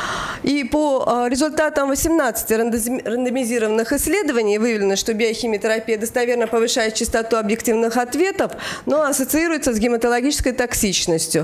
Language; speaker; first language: Russian; native; Russian